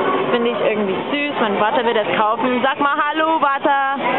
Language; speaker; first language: German; non-native, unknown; English